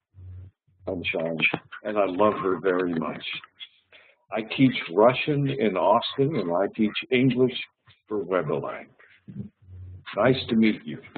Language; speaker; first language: English; non-native, fluent; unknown